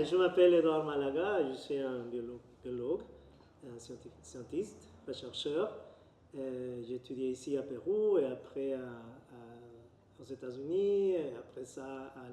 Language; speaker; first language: French; non-native, learner; Spanish